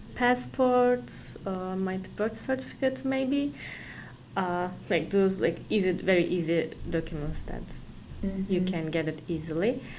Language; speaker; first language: English; non-native, fluent; Turkish